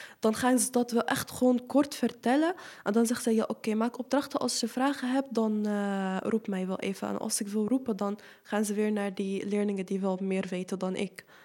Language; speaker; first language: Dutch; non-native, fluent; Arabic